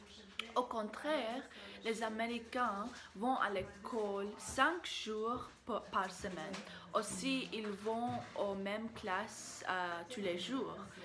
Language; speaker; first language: French; non-native, learner; English